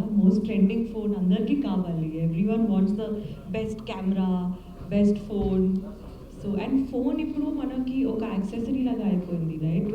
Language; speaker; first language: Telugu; non-native, learner; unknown